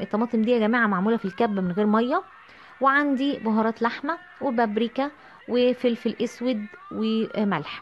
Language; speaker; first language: Arabic; native; Arabic